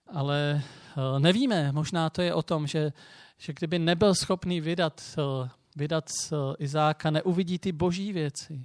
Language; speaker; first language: Czech; native; Czech